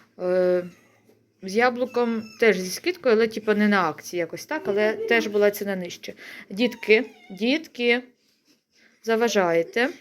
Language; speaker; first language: Ukrainian; non-native, local second language; Russian